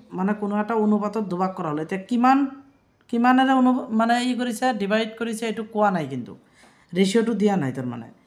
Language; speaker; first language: Assamese; non-native, local second language; Bangla